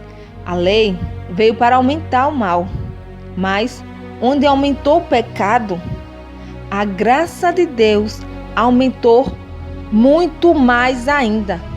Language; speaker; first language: Portuguese; native; Portuguese